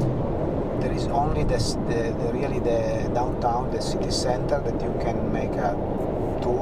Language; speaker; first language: English; non-native, learner; Italian